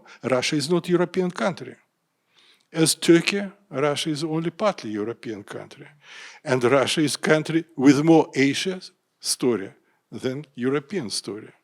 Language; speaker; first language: English; non-native, fluent; Russian